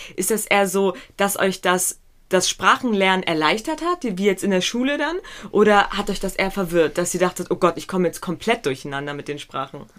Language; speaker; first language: German; early bilingual, other home language; Pashto